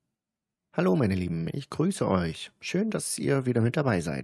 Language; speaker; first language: German; native; German